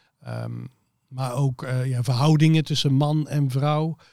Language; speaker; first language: Dutch; native; Dutch